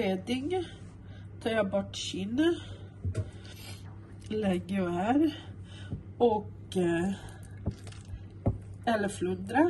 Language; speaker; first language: Swedish; non-native, fluent; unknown